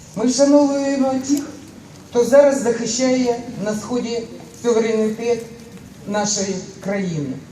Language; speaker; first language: Ukrainian; native; Ukrainian